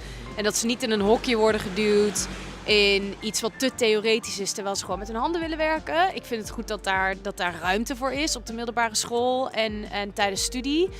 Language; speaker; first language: Dutch; native; Dutch